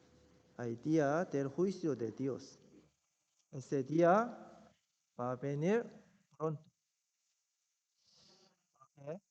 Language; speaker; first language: Spanish; non-native, fluent; Korean